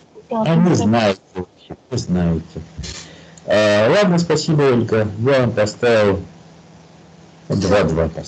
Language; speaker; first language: Russian; native; Russian